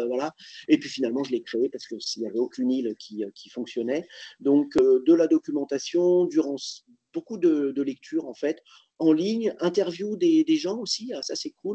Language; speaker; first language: French; native; French